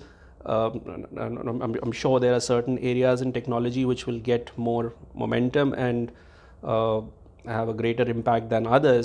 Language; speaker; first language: English; non-native, local second language; Hindi